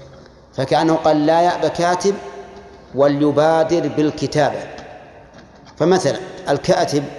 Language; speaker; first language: Arabic; native; Arabic